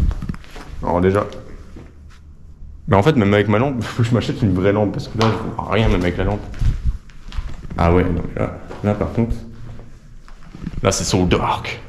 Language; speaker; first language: French; native; French